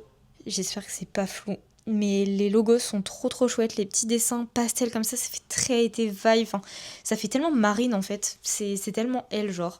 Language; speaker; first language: French; native; French